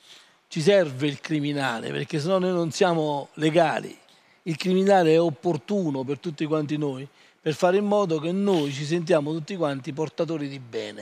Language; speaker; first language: Italian; native; Italian